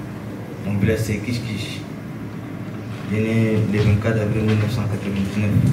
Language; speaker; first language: French; non-native, learner; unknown